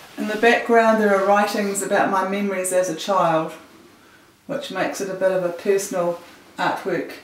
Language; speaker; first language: English; native; English